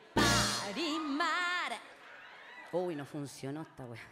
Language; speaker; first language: Spanish; native; Spanish